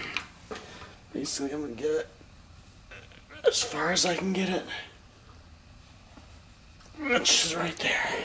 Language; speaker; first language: English; native; English